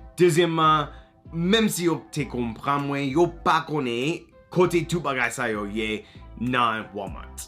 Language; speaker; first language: Haitian Creole; non-native, learner; English